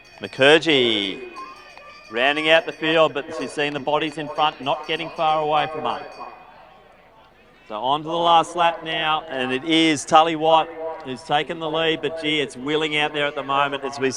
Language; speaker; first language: English; native; English